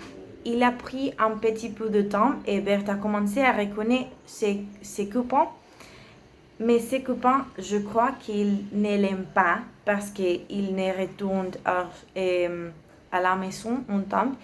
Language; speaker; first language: French; non-native, learner; Spanish